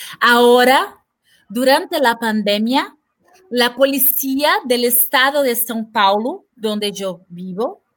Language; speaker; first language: Spanish; non-native, fluent; Portuguese